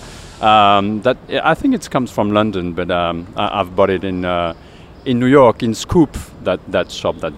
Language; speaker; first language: English; non-native, fluent; French